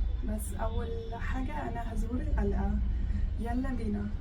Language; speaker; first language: Arabic; non-native, fluent; German